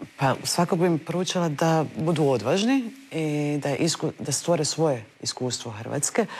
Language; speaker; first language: Croatian; native; Croatian